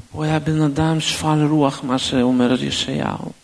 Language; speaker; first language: Hebrew; non-native, fluent; Russian